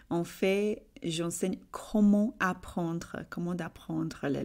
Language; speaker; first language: French; non-native, learner; English